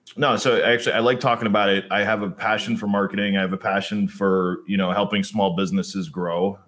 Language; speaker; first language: English; native; English